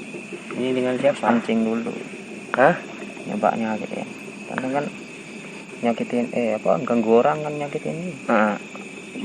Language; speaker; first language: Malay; non-native, local second language; Madurese